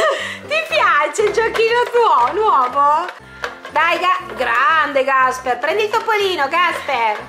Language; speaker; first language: Italian; native; Italian